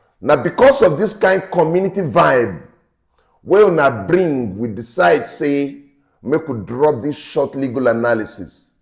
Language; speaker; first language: Nigerian Pidgin; native; Nigerian Pidgin